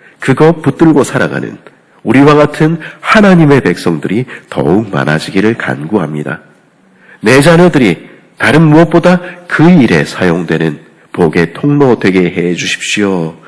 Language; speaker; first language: Korean; native; Korean